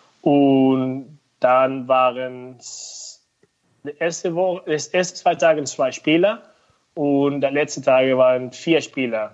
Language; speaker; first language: German; non-native, fluent; Spanish